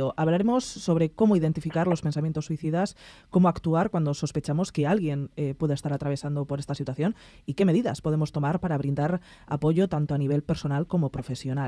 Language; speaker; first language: Spanish; native; Spanish